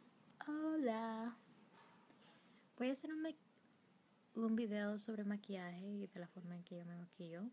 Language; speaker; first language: Spanish; early bilingual, heritage; Spanish